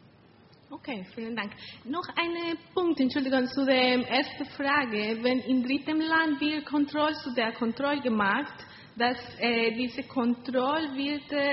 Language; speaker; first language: German; non-native, learner; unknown